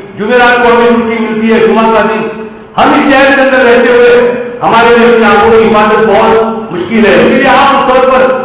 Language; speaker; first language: Urdu; non-native, local second language; Gujarati